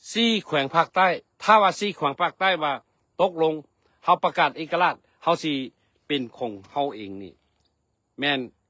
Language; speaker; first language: Lao; non-native, local second language; Hmong